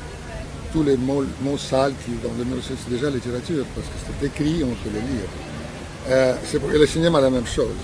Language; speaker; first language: French; non-native, fluent; Russian